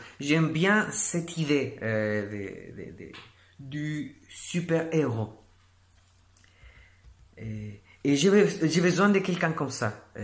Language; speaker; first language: French; non-native, fluent; Spanish